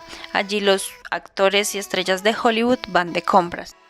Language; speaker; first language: Spanish; native; Spanish